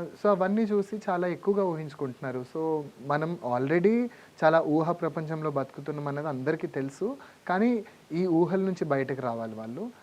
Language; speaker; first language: Telugu; non-native, local second language; Lambadi